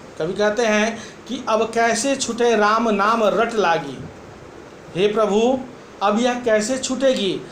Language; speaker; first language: Hindi; native; Hindi